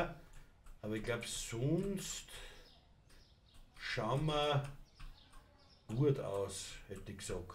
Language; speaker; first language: German; native; German